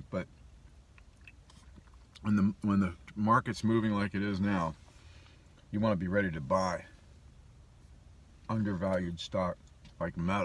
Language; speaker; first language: English; native; English